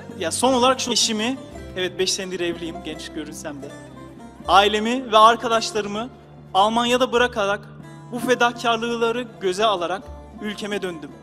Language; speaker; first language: Turkish; early bilingual, heritage; Turkish